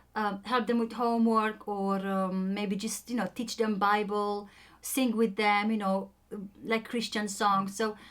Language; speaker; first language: English; non-native, fluent; Romanian